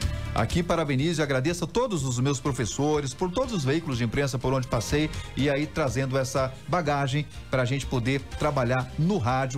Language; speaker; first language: Portuguese; native; Portuguese